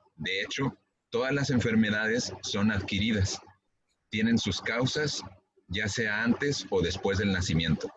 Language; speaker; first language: Spanish; native; Spanish